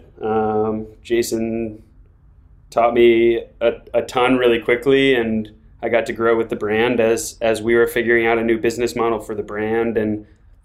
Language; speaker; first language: English; native; English